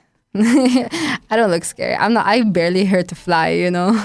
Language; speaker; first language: English; non-native, fluent; Arabic